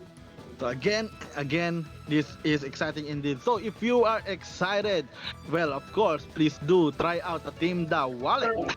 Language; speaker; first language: English; non-native, fluent; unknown